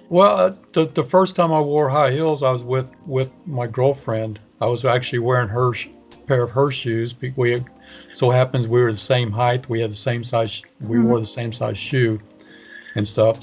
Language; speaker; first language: English; native; English